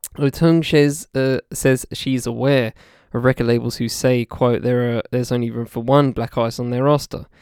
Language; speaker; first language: English; native; English